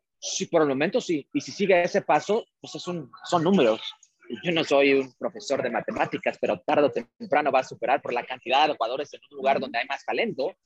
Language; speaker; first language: Spanish; early bilingual, heritage; Spanish